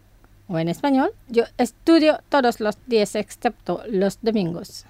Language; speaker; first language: Spanish; non-native, fluent; Indonesian